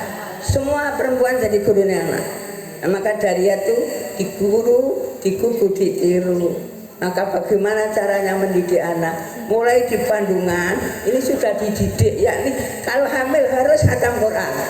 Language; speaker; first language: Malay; non-native, local second language; Javanese